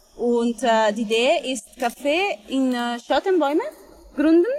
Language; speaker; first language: German; non-native, fluent; Spanish